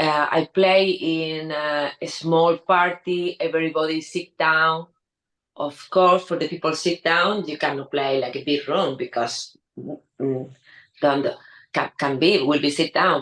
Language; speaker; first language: English; non-native, learner; Spanish